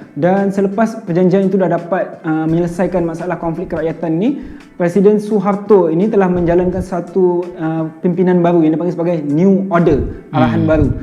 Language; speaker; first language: Malay; native; Malay